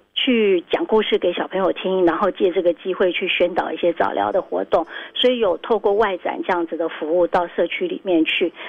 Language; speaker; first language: Chinese; native; Chinese